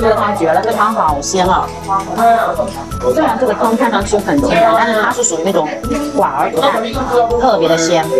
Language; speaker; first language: Chinese; native; Chinese